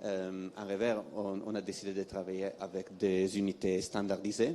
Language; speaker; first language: French; non-native, fluent; Italian